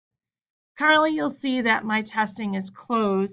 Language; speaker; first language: English; native; English